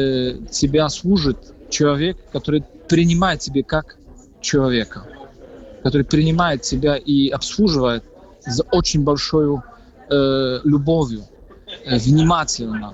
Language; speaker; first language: Russian; non-native, fluent; Polish